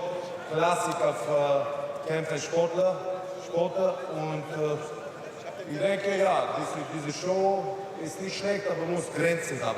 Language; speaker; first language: German; non-native, learner; Bulgarian